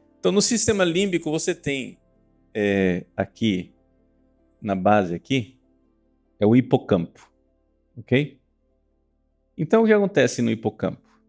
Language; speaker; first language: Portuguese; native; Portuguese